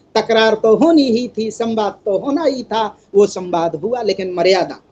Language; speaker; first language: Hindi; native; Hindi